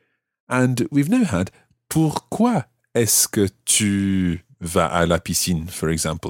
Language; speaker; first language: French; non-native, fluent; English